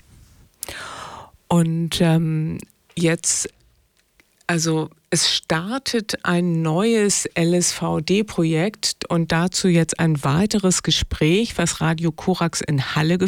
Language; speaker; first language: German; native; German